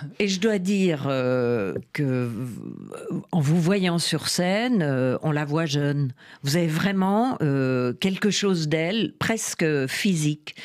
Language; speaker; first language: French; native; French